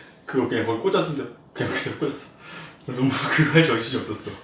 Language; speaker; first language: Korean; native; Korean